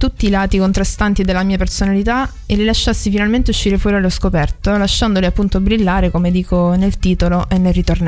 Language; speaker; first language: Italian; native; Italian